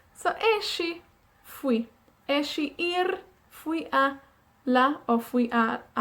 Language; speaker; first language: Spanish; non-native, fluent; Welsh